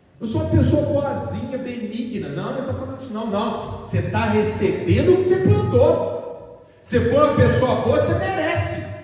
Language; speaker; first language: Portuguese; native; Portuguese